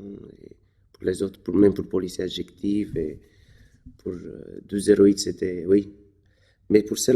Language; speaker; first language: French; non-native, fluent; Romanian